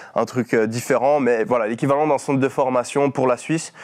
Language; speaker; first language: French; native; French